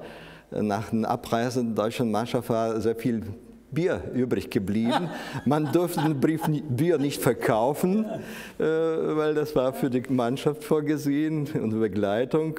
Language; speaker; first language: German; non-native, fluent; Russian